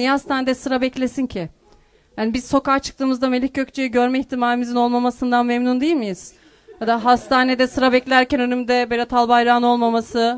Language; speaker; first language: Turkish; native; Turkish